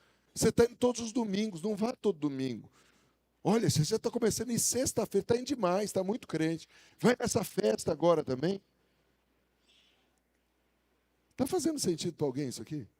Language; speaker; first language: Portuguese; native; Portuguese